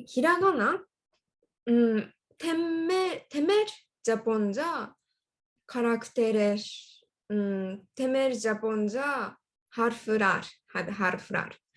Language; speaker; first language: Turkish; non-native, learner; Japanese